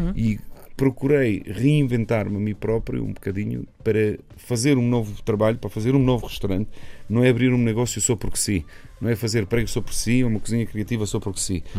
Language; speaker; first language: Portuguese; non-native, fluent; Bosnian